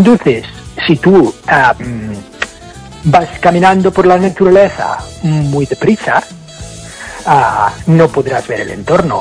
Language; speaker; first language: Spanish; non-native, fluent; English